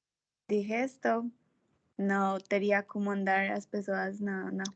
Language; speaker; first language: Portuguese; non-native, fluent; Spanish